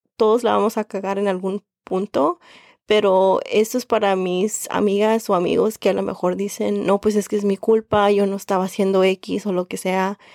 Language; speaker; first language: Spanish; early bilingual, heritage; Spanish